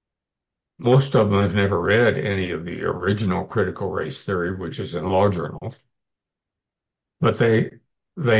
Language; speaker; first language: English; native; English